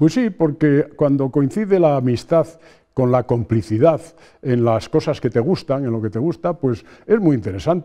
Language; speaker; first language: Spanish; native; Spanish